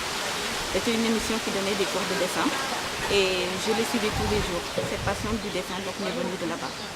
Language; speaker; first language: French; non-native, local second language; Wolof